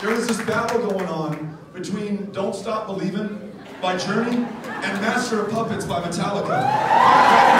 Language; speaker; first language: English; native; English